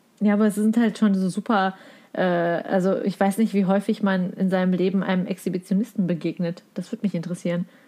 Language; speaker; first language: German; native; German